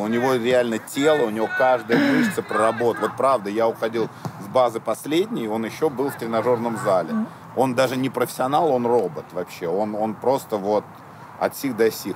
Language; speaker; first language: Russian; native; Russian